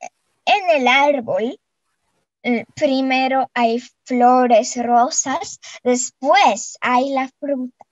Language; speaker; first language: Spanish; non-native, fluent; Russian